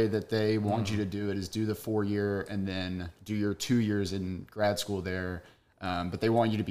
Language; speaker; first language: English; native; English